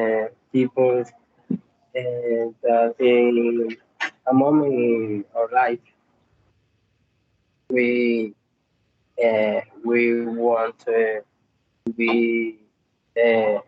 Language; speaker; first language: English; non-native, learner; Spanish